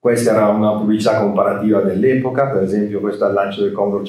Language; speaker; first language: Italian; native; Italian